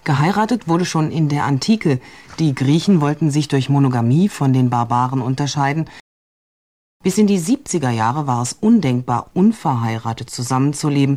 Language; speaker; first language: German; native; German